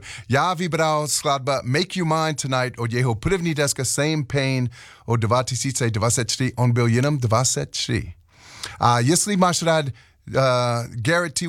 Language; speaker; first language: Czech; non-native, learner; English